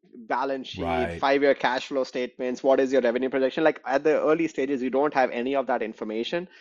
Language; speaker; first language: English; non-native, local second language; Hindi